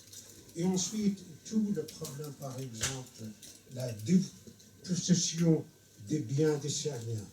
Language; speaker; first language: French; non-native, fluent; Arabic